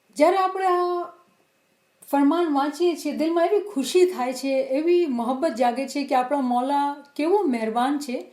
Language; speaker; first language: Gujarati; early bilingual, heritage; Gujarati